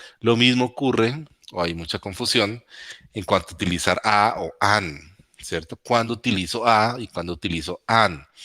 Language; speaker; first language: Spanish; native; Spanish